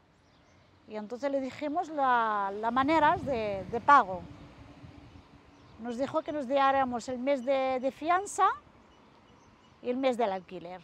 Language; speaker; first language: Spanish; native; Spanish